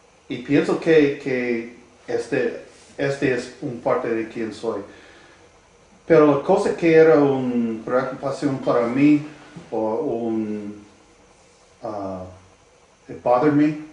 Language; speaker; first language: Spanish; non-native, learner; English